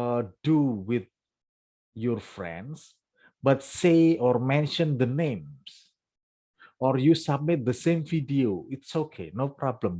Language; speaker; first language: English; non-native, fluent; Indonesian